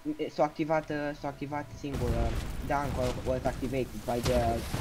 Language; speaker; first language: English; non-native, fluent; Romanian